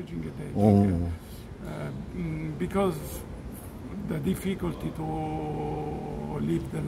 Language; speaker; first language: English; non-native, learner; Italian